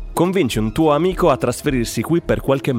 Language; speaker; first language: Italian; native; Italian